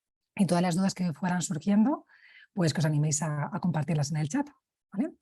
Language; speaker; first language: Spanish; native; Spanish